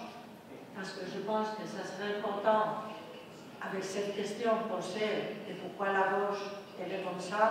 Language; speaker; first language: French; non-native, fluent; Spanish